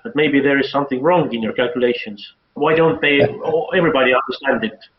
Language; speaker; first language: English; non-native, fluent; Estonian